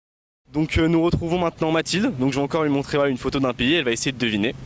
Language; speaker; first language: French; native; French